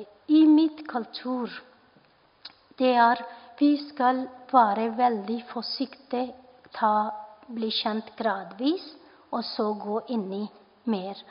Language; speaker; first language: Norwegian; non-native, fluent; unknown